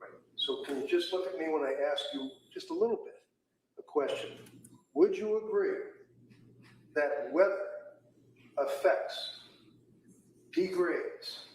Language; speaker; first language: English; native; English